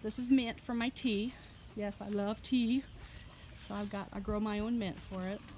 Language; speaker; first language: English; native; English